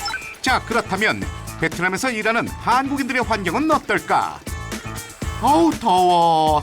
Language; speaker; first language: Korean; native; Korean